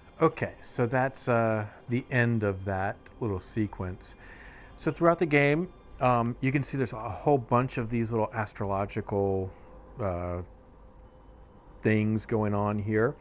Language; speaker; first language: English; native; English